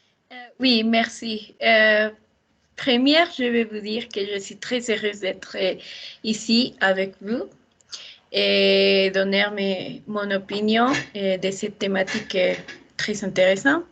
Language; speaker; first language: French; non-native, learner; Spanish